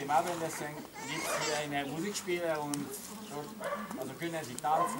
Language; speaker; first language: German; non-native, learner; Hungarian